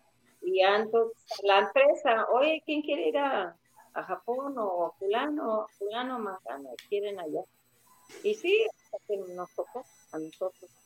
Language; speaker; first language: Spanish; native; Spanish